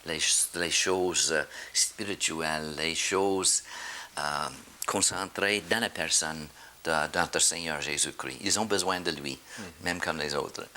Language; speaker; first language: French; non-native, learner; English